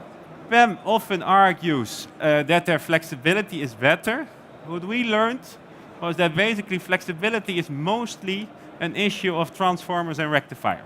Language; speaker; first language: English; non-native, fluent; Dutch